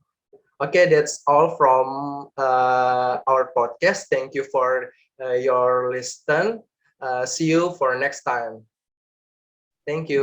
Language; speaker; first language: English; non-native, learner; Indonesian